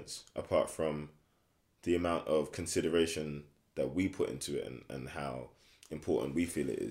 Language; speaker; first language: English; native; English